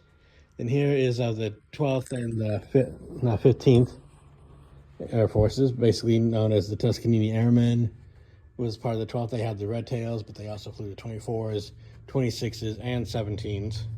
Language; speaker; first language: English; native; English